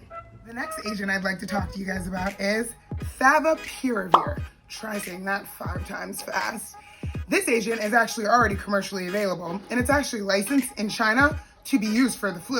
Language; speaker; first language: English; native; English